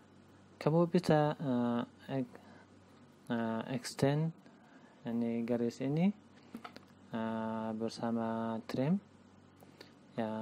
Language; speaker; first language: Indonesian; non-native, learner; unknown